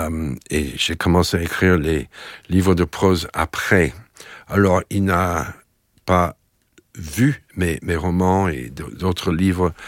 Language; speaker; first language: French; non-native, fluent; English